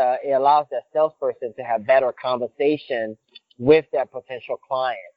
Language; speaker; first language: English; non-native, fluent; Haitian Creole